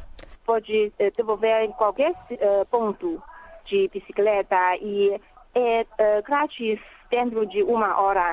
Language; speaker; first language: Portuguese; non-native, fluent; Chinese